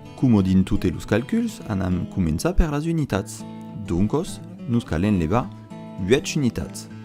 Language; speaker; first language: Occitan; non-native, local second language; French